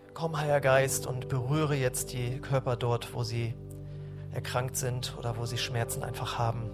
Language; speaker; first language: German; native; German